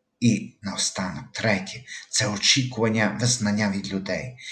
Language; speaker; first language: Ukrainian; native; Ukrainian